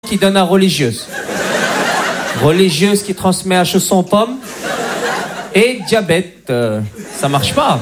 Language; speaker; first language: French; native; French